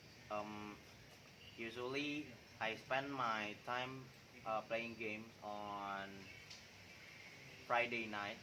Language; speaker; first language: English; non-native, learner; Indonesian